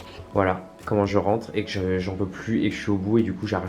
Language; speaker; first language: French; native; French